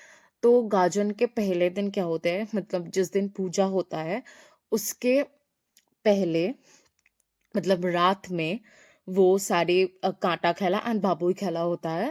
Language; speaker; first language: Hindi; non-native, local second language; Bangla